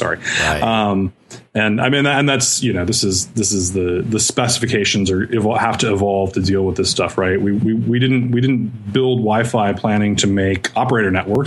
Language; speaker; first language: English; native; English